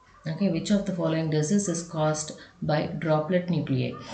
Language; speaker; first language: English; non-native, local second language; Tamil